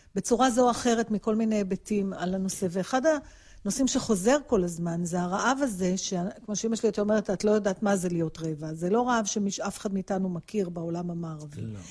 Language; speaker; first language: Hebrew; native; Hebrew